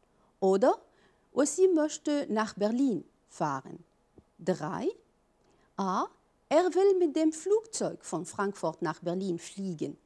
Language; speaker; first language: German; non-native, fluent; Arabic